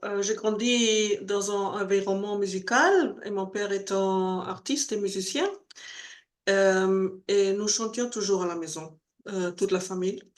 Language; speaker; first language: French; non-native, learner; Spanish